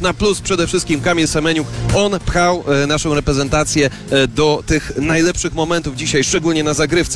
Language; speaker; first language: Polish; native; Polish